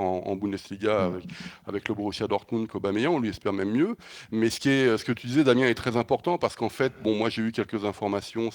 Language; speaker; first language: French; native; French